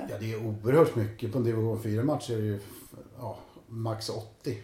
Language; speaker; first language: Swedish; native; Swedish